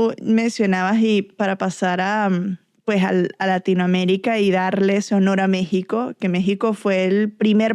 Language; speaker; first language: Spanish; native; Spanish